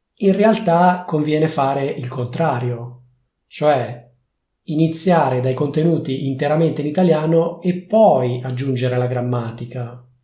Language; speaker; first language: Italian; native; Italian